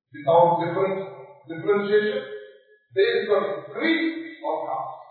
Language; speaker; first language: English; non-native, local second language; Tamil